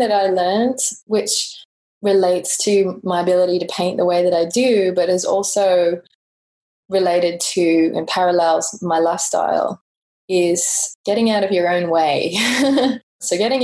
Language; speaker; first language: English; native; English